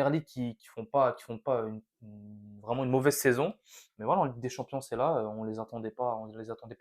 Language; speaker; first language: French; native; French